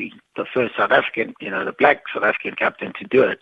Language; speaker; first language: English; non-native, local second language; Xhosa